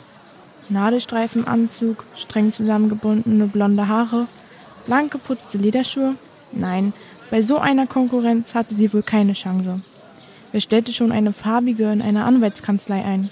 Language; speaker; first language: German; native; German